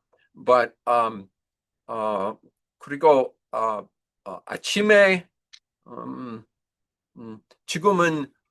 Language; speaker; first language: Korean; non-native, learner; English